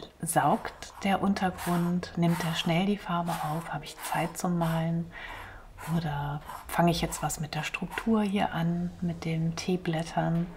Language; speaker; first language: German; native; German